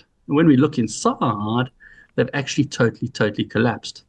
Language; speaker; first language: English; native; English